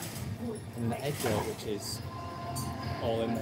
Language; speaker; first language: English; native; English